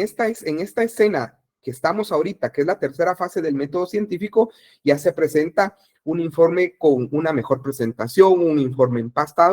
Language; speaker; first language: Spanish; native; Spanish